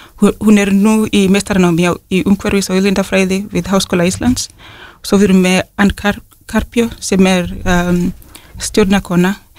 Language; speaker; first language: Icelandic; non-native, fluent; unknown